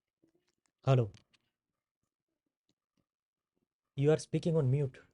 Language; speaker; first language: English; non-native, fluent; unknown